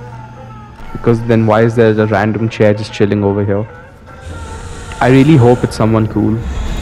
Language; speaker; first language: English; native; English